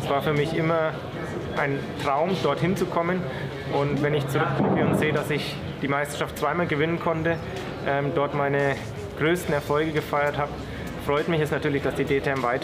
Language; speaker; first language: German; native; German